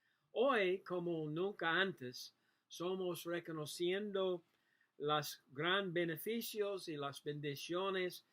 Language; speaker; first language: Spanish; non-native, learner; English